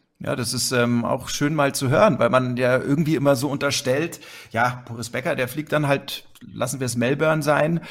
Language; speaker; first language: German; native; German